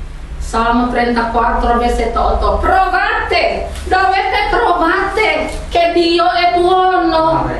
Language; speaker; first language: Italian; non-native, learner; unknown